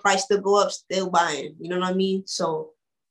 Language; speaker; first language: English; native; English